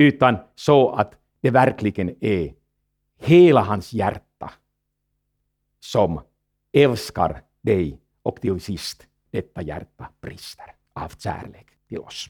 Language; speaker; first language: Swedish; non-native, fluent; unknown